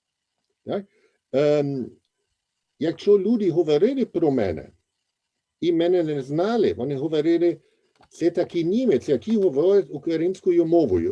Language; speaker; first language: Ukrainian; non-native, fluent; German